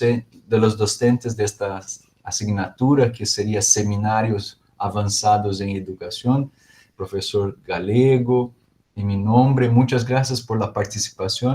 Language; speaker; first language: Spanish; non-native, learner; Portuguese